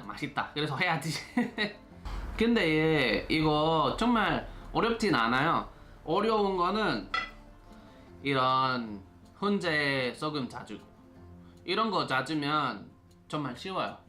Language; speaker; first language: Korean; non-native, fluent; Spanish